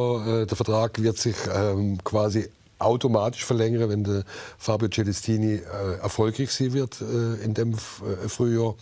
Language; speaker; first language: German; native; German